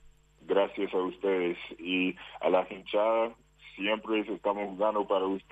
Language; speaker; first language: Spanish; non-native, fluent; English